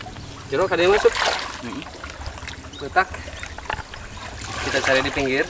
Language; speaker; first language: Indonesian; non-native, local second language; Sundanese